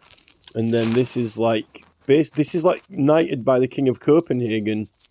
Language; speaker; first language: English; native; English